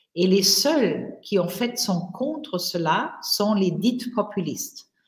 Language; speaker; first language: French; non-native, fluent; German